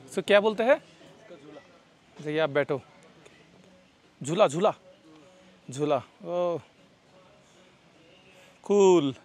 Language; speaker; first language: Hindi; non-native, learner; Bangla